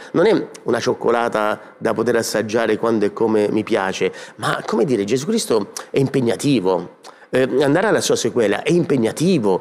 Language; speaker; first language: Italian; native; Italian